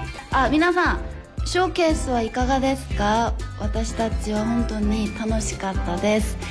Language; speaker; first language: Japanese; non-native, learner; Korean